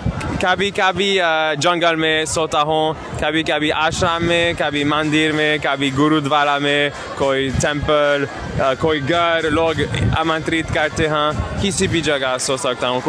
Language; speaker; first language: Hindi; non-native, learner; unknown